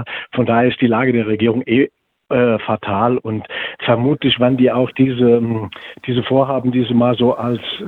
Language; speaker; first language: German; native; German